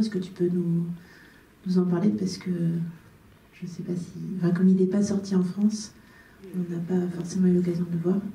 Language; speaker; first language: French; native; French